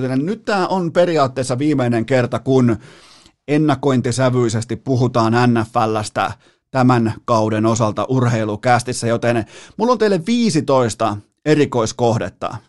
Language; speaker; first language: Finnish; native; Finnish